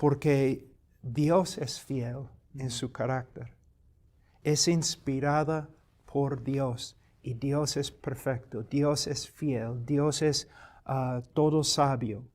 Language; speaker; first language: Spanish; non-native, fluent; English